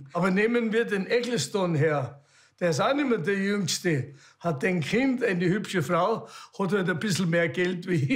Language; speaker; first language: German; native; German